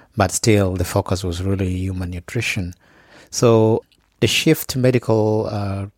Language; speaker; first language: English; non-native, local second language; Acoli